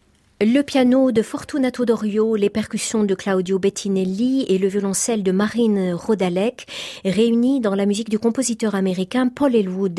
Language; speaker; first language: French; native; French